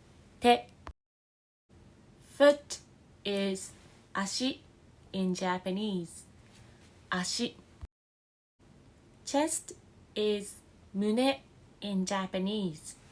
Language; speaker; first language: English; non-native, fluent; Japanese